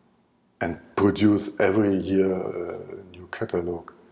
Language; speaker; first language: English; non-native, learner; German